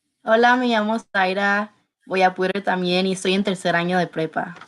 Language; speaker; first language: Spanish; early bilingual, heritage; Spanish